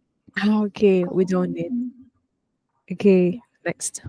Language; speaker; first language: English; non-native, fluent; Vietnamese